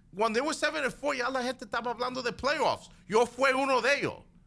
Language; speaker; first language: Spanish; early bilingual, heritage; Spanish